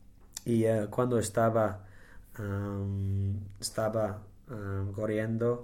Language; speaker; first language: Spanish; non-native, learner; English